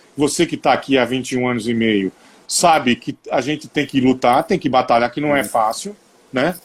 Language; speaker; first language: Portuguese; native; Portuguese